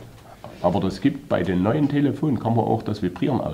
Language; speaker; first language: German; native; German